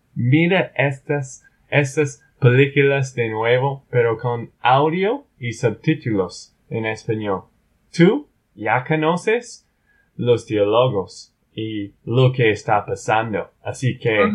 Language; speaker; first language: Spanish; non-native, learner; English